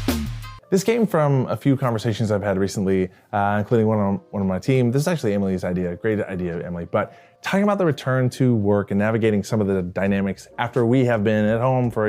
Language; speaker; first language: English; native; English